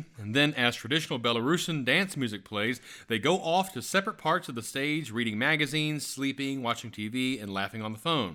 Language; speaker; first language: English; native; English